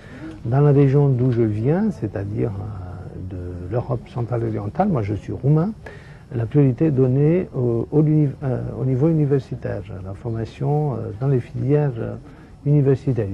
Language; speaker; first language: French; non-native, fluent; Romanian